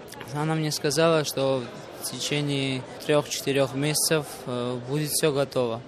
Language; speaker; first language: Russian; early bilingual, other home language; Armenian